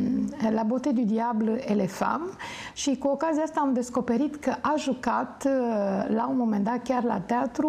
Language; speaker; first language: Romanian; native; Romanian